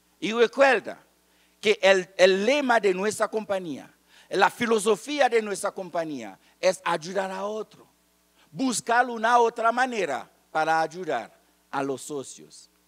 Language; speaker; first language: Spanish; non-native, fluent; Haitian Creole